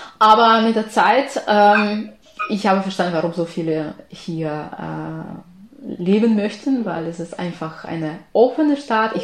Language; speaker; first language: German; non-native, fluent; Ukrainian